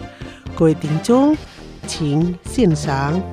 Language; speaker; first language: Chinese; non-native, fluent; Indonesian